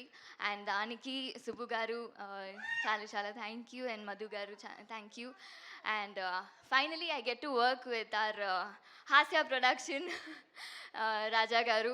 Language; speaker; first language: Telugu; non-native, learner; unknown